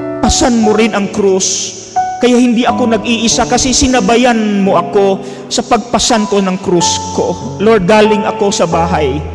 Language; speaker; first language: Filipino; non-native, local second language; Cebuano